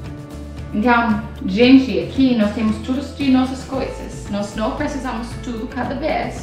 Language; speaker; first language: Portuguese; non-native, learner; English